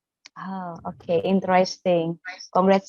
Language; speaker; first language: English; non-native, fluent; Indonesian